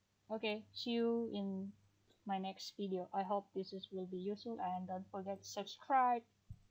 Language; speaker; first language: English; non-native, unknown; Indonesian